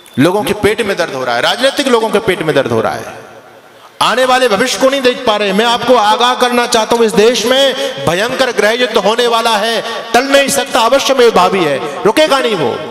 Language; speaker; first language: Hindi; native; Hindi